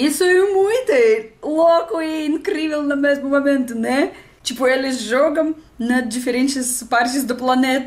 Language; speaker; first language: Portuguese; non-native, learner; Russian